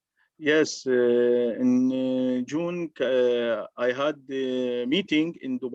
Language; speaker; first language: English; non-native, learner; Arabic